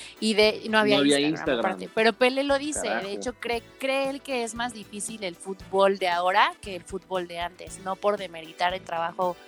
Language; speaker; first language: Spanish; native; Spanish